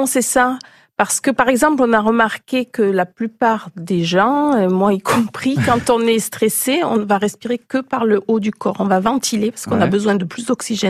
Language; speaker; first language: French; native; French